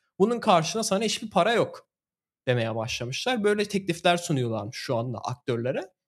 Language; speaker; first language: Turkish; native; Turkish